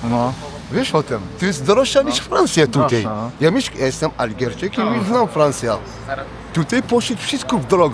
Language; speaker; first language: Polish; non-native, learner; Arabic